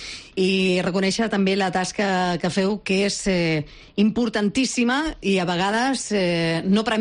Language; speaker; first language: Catalan; native; Catalan